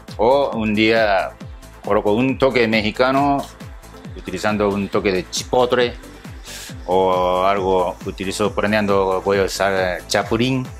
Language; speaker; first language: Spanish; non-native, learner; Japanese